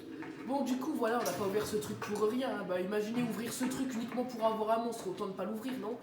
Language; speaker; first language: French; native; French